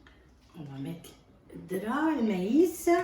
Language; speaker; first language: French; non-native, fluent; Arabic